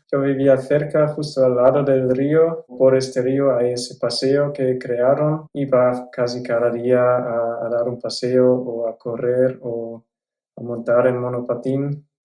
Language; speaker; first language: Spanish; non-native, fluent; German